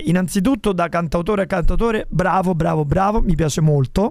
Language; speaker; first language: Italian; native; Italian